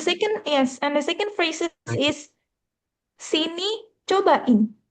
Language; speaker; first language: English; non-native, fluent; Indonesian